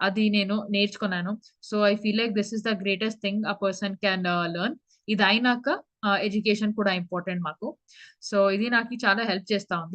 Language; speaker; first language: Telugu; early bilingual, heritage; Telugu